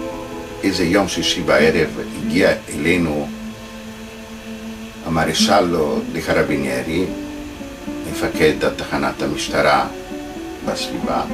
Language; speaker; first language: Hebrew; non-native, fluent; Italian